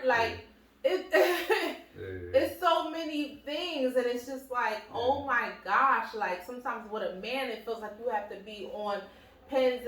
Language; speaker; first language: English; native; English